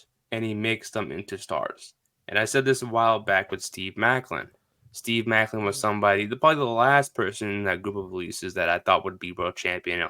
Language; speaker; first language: English; native; English